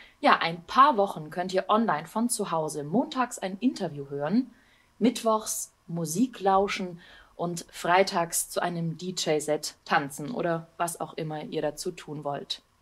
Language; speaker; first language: German; native; German